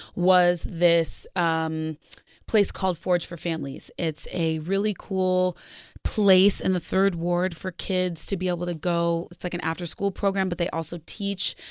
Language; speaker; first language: English; native; English